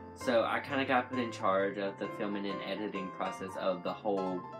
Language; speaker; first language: English; native; English